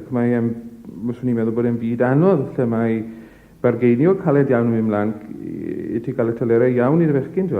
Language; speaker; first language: Welsh; native; Welsh